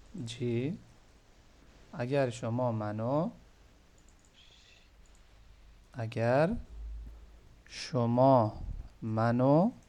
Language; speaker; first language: Persian; non-native, fluent; Urdu